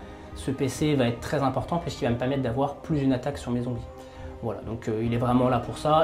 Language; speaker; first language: French; native; French